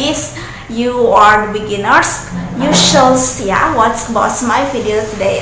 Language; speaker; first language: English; non-native, learner; Indonesian